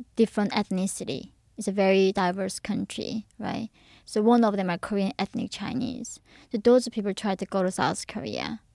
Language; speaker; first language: English; early bilingual, other home language; Korean